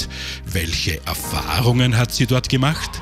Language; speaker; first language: German; native; German